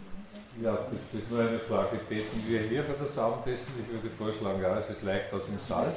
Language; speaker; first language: German; native; German